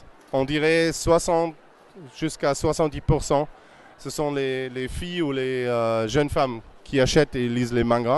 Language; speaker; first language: French; non-native, fluent; German